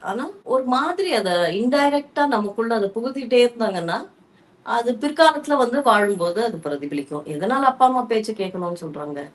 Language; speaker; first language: Tamil; native; Tamil